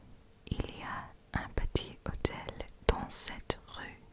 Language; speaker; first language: French; non-native, learner; English